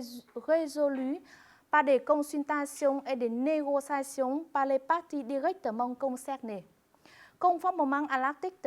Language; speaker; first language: French; non-native, fluent; Vietnamese